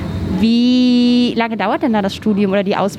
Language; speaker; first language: German; native; German